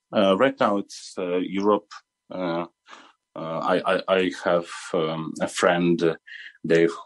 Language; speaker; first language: English; non-native, fluent; Ukrainian